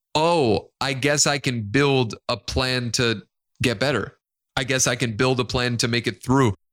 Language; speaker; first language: English; non-native, fluent; Spanish